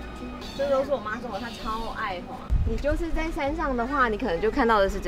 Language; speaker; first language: Chinese; native; Chinese